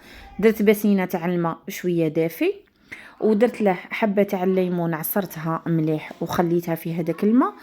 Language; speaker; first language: Arabic; native; Arabic